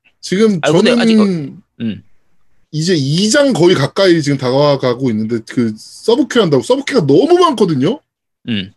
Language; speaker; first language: Korean; native; Korean